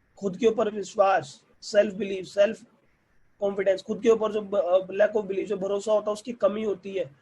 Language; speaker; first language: Hindi; native; Hindi